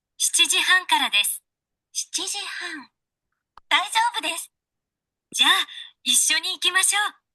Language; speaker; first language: Japanese; non-native, learner; Sinhala